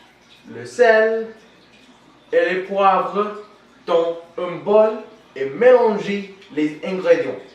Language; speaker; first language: French; non-native, learner; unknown